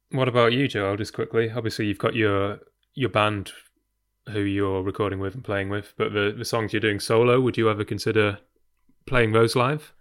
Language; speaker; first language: English; native; English